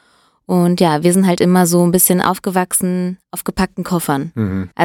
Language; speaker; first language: German; early bilingual, other home language; Italian